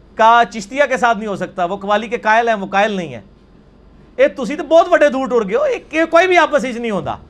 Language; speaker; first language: Urdu; non-native, local second language; Punjabi